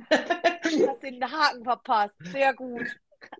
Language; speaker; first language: German; native; German